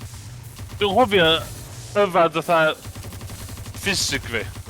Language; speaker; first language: Welsh; native; Welsh